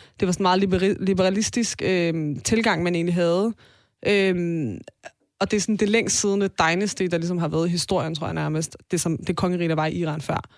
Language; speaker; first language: Danish; early bilingual, other home language; Persian